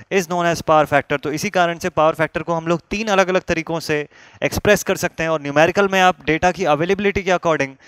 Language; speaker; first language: Hindi; native; Hindi